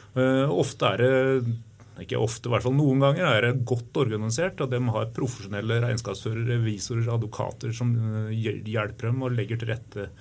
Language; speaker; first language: Norwegian; native; Norwegian